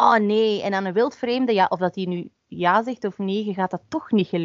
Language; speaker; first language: Dutch; native; Dutch